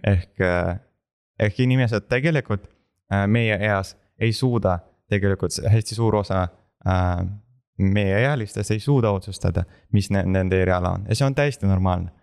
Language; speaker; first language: Estonian; non-native, local second language; Russian